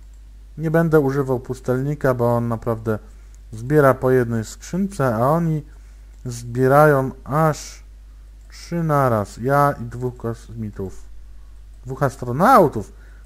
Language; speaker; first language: Polish; native; Polish